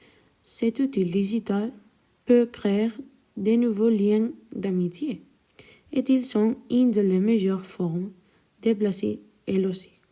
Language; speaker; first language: French; non-native, learner; Spanish